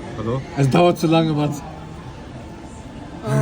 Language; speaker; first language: German; early bilingual, other home language; Russian